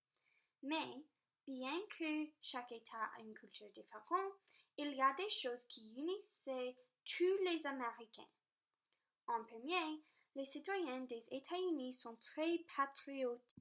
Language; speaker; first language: French; non-native, local second language; English